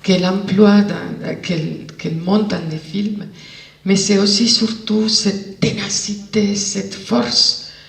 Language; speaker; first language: French; non-native, fluent; Spanish